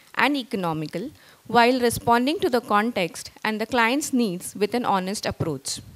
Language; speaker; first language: English; non-native, local second language; Marathi